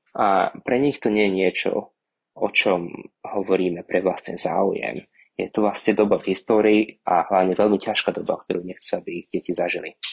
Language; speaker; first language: Slovak; early bilingual, other home language; Vietnamese